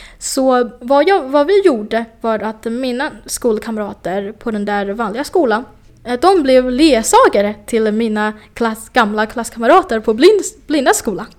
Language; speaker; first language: Swedish; non-native, fluent; Chinese